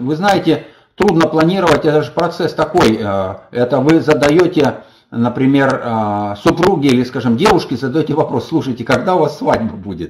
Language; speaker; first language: Russian; native; Russian